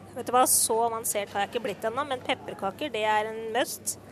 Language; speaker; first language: Norwegian; native; Norwegian